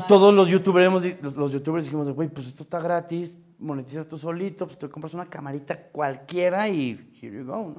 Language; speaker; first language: Spanish; native; Spanish